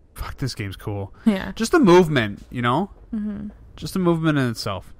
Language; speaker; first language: English; native; English